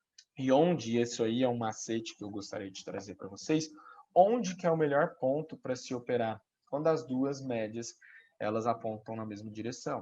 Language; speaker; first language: Portuguese; native; Portuguese